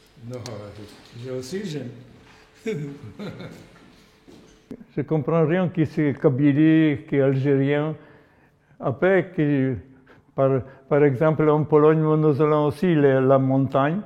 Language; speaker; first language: French; non-native, learner; Polish